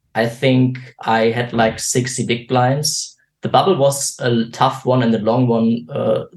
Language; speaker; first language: English; non-native, fluent; German